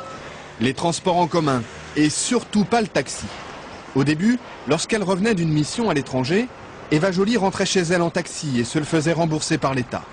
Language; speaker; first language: French; native; French